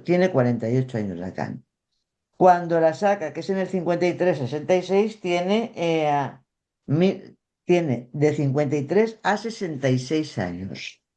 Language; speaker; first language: Spanish; native; Spanish